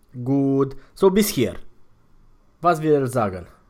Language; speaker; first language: German; non-native, fluent; Romanian